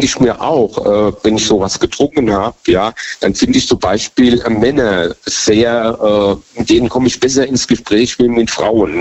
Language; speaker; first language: German; native; German